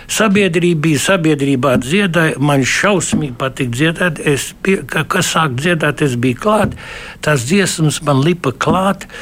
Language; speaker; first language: Latvian; early bilingual, heritage; Latvian